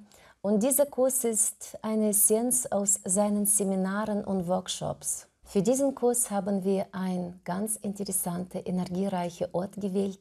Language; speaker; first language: German; non-native, fluent; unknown